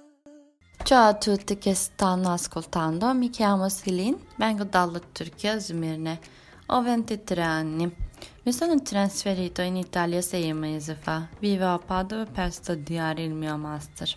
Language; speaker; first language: Italian; non-native, learner; Turkish